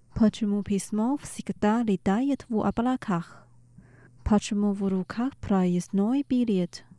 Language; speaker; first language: Russian; non-native, fluent; Chinese